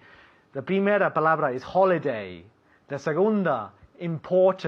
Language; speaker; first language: Spanish; non-native, fluent; English